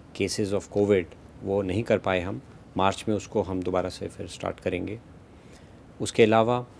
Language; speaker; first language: Hindi; native; Hindi